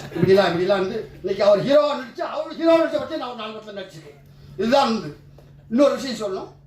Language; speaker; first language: Tamil; native; Tamil